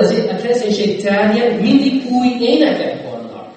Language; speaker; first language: Hungarian; non-native, fluent; English